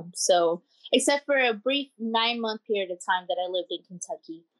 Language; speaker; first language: English; early bilingual, other home language; Spanish